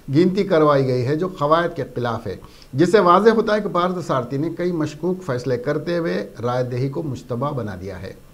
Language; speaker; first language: Urdu; native; Urdu